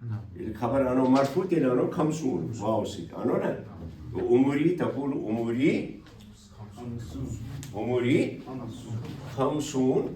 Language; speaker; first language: Arabic; non-native, fluent; Kashmiri